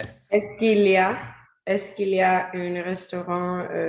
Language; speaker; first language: French; non-native, learner; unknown